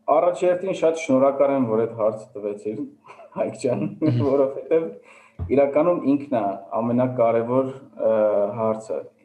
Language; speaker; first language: Armenian; early bilingual, heritage; Armenian